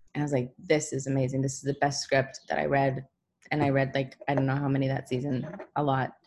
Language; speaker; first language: English; native; English